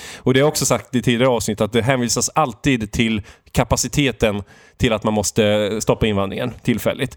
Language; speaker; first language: Swedish; native; Swedish